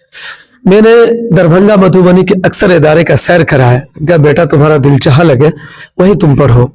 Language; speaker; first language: Urdu; native; Urdu